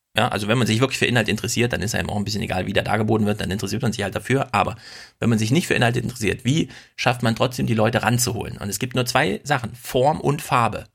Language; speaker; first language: German; native; German